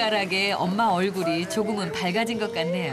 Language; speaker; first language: Korean; native; Korean